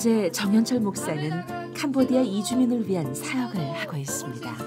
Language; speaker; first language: Korean; native; Korean